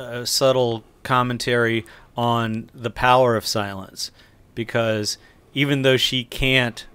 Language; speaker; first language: English; native; English